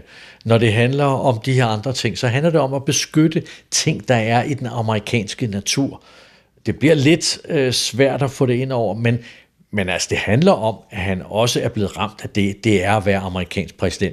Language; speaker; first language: Danish; native; Danish